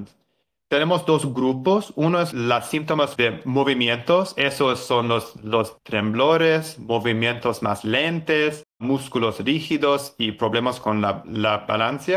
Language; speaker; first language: Spanish; non-native, fluent; English